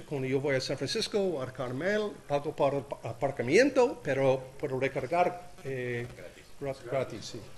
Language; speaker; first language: Spanish; non-native, learner; English